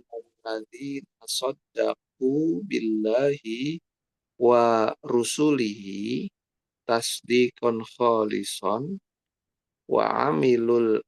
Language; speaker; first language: Arabic; non-native, learner; Indonesian